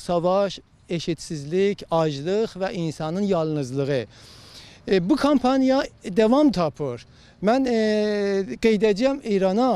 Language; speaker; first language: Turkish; non-native, learner; Azerbaijani